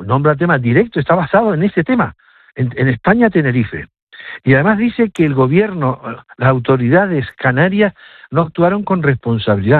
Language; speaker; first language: Spanish; native; Spanish